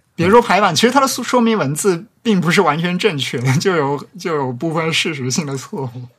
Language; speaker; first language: Chinese; native; Chinese